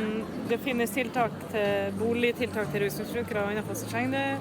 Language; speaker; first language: Norwegian; native; Norwegian